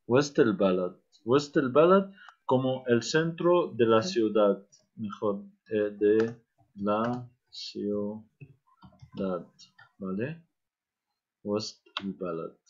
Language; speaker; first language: Spanish; non-native, fluent; Arabic